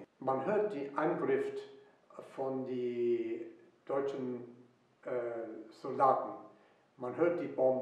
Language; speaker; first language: German; non-native, fluent; English